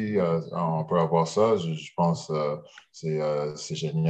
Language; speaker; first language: French; early bilingual, heritage; English